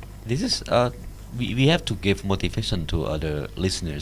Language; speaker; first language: English; non-native, learner; Indonesian